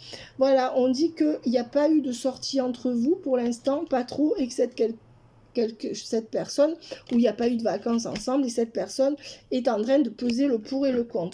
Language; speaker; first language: French; native; French